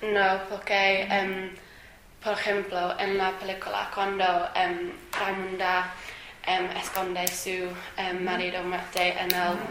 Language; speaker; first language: Spanish; non-native, learner; English